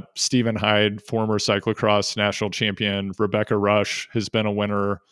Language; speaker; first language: English; native; English